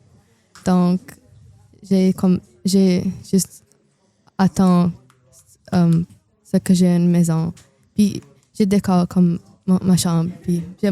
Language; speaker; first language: French; non-native, learner; Portuguese